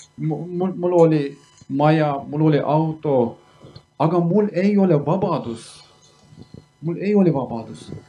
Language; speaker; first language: Estonian; non-native, learner; Kurdish